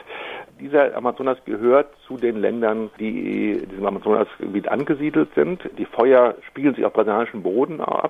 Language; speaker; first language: German; native; German